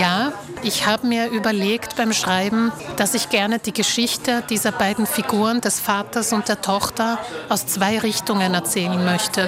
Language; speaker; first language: German; early bilingual, other home language; Slovak